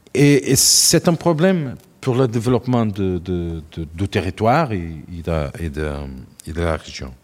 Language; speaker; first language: French; non-native, learner; Portuguese